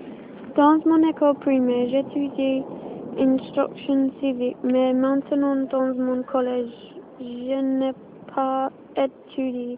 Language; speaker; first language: French; non-native, learner; English